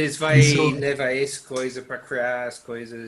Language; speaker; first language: Portuguese; non-native, learner; English